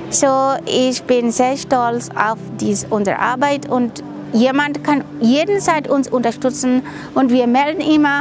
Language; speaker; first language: German; non-native, fluent; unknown